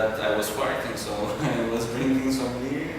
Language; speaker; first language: English; non-native, fluent; German